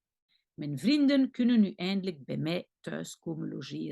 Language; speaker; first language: Dutch; non-native, local second language; French